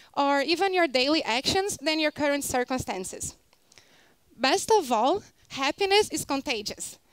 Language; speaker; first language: English; non-native, fluent; Portuguese